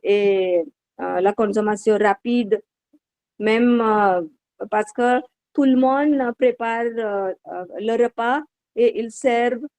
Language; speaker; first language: French; non-native, learner; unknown